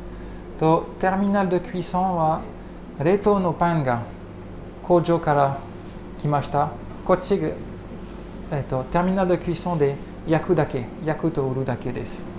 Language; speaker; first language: Japanese; non-native, learner; French